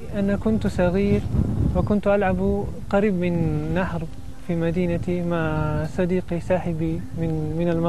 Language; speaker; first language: Arabic; non-native, learner; Italian